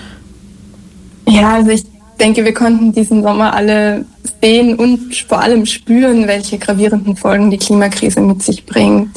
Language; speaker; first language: German; native; German